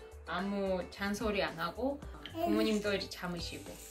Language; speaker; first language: Korean; non-native, fluent; Russian